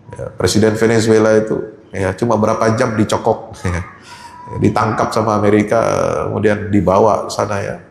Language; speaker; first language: Indonesian; native; Indonesian